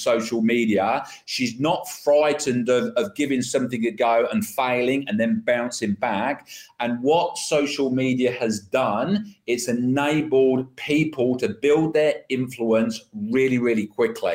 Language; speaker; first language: English; native; English